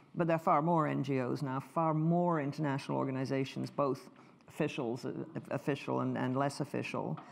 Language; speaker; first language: English; native; English